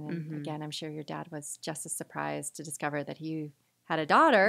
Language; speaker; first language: English; native; English